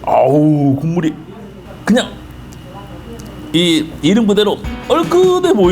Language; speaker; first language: Korean; native; Korean